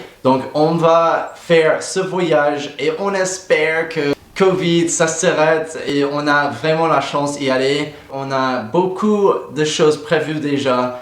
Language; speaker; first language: French; non-native, fluent; English